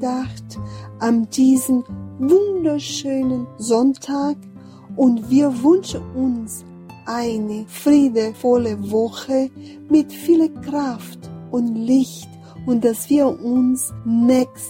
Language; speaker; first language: German; non-native, fluent; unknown